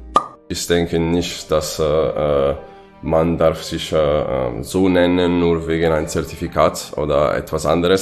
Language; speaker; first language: German; non-native, fluent; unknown